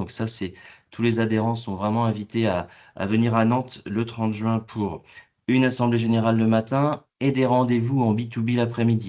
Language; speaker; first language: French; native; French